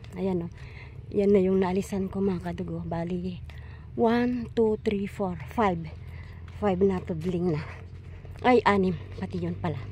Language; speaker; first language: Filipino; non-native, local second language; Iloko